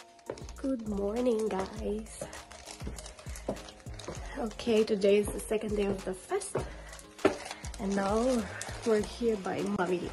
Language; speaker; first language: English; non-native, local second language; Filipino